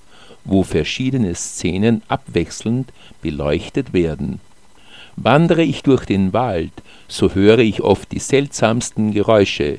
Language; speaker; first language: German; native; German